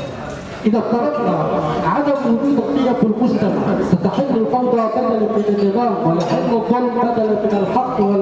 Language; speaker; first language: Arabic; native; Arabic